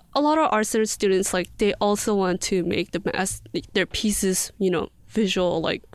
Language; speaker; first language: English; early bilingual, other home language; Korean